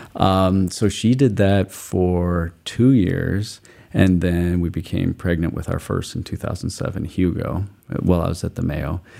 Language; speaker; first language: English; native; English